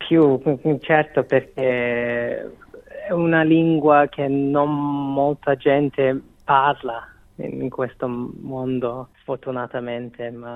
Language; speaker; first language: Italian; non-native, fluent; Korean